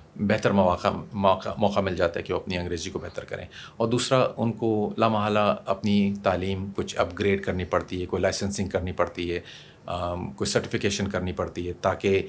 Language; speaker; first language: Urdu; non-native, local second language; Punjabi